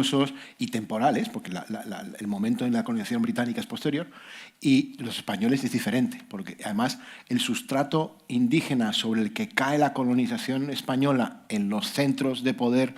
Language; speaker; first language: Spanish; native; Spanish